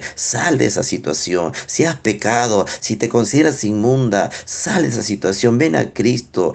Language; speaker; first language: Spanish; native; Spanish